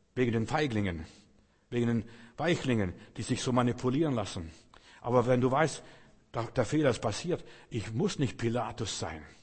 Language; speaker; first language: German; non-native, fluent; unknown